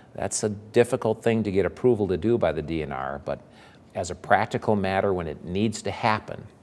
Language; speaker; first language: English; native; English